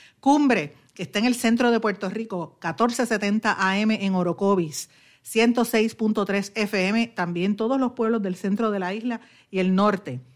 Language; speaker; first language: Spanish; native; Spanish